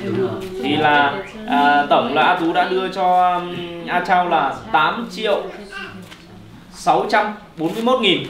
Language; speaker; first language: Vietnamese; native; Vietnamese